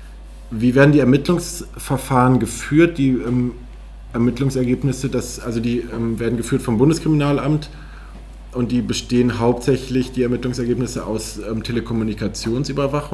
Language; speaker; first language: German; native; German